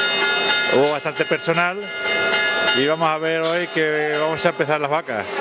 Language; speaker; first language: Spanish; native; Spanish